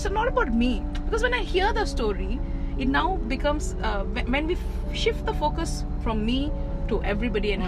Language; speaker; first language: English; non-native, local second language; Tamil